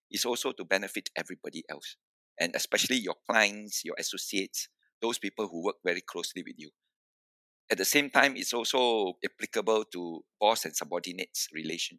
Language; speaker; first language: English; non-native, local second language; Min Nan Chinese